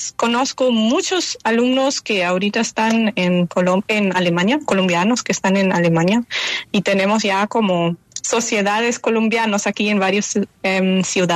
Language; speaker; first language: Spanish; non-native, fluent; German